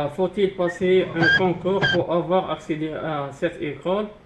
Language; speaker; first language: French; non-native, local second language; Arabic